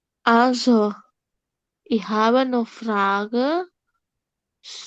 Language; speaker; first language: German; non-native, learner; Indonesian